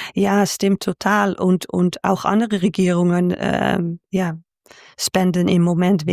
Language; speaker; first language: German; non-native, fluent; Dutch